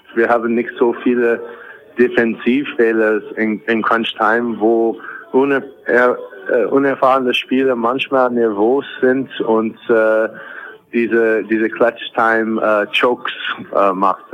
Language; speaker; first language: German; non-native, fluent; English